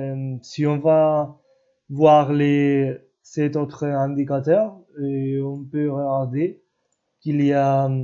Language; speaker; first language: French; non-native, learner; Spanish